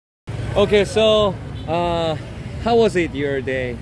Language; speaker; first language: English; non-native, learner; Korean